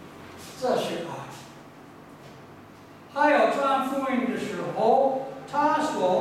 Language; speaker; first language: Chinese; non-native, learner; English